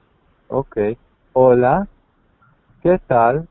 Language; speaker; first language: Spanish; non-native, learner; English